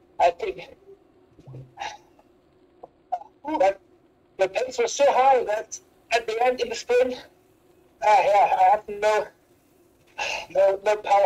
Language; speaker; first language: English; non-native, learner; German